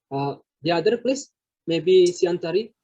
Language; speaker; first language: English; non-native, learner; Indonesian